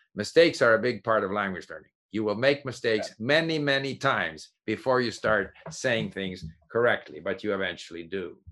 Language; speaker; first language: English; native; English